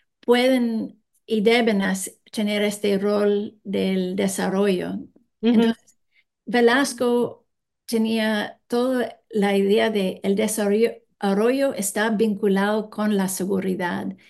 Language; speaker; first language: Spanish; non-native, fluent; English